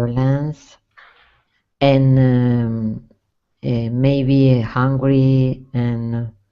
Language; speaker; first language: English; non-native, learner; Spanish